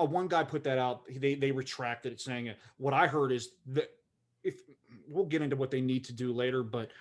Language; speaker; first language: English; native; English